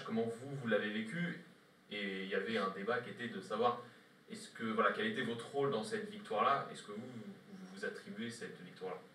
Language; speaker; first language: French; native; French